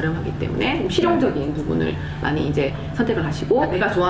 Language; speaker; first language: Korean; native; Korean